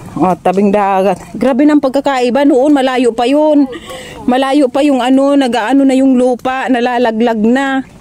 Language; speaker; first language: Filipino; non-native, local second language; Hiligaynon